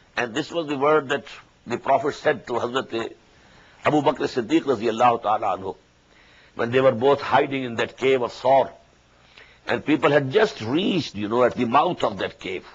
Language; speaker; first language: English; non-native, local second language; Urdu